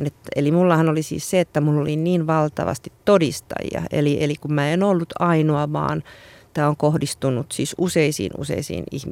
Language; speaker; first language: Finnish; native; Finnish